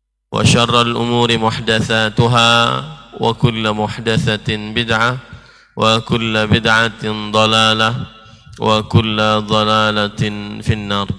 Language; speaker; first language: Arabic; non-native, fluent; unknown